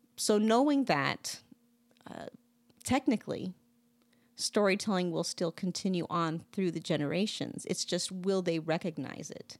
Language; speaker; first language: English; native; English